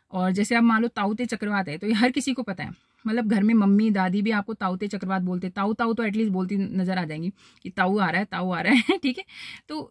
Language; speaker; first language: Hindi; native; Hindi